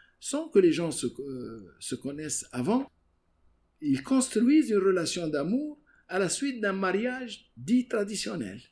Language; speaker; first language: French; non-native, local second language; Arabic